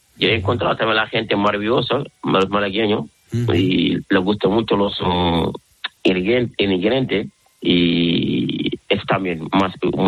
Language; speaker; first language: Spanish; non-native, learner; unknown